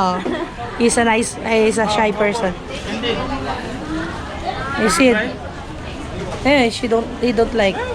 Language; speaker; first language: English; non-native, local second language; Filipino